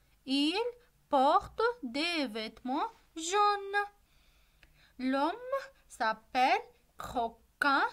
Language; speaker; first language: French; non-native, local second language; Arabic